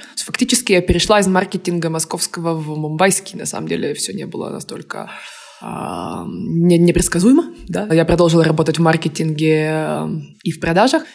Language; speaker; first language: Russian; native; Russian